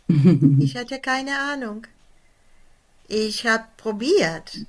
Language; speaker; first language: German; non-native, fluent; Polish